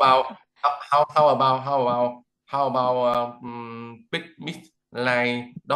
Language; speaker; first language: English; non-native, learner; Vietnamese